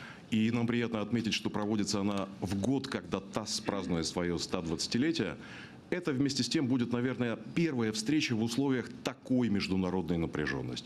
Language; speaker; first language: Russian; native; Russian